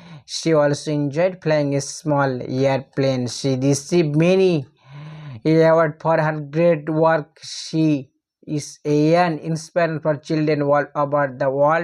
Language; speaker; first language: English; non-native, local second language; Bangla